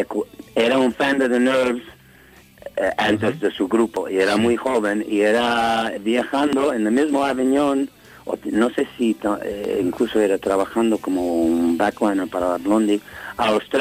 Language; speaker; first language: Spanish; non-native, learner; English